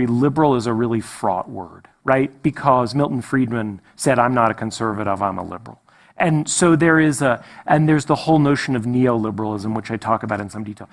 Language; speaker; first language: English; native; English